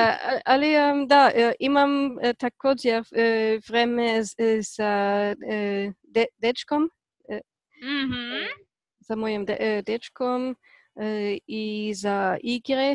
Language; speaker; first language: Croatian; non-native, learner; Polish